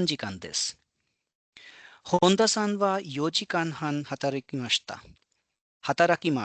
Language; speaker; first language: Japanese; non-native, fluent; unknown